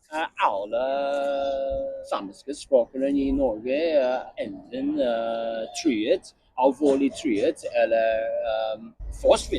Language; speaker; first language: Norwegian; non-native, learner; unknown